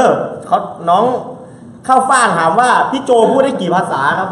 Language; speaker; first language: Thai; native; Thai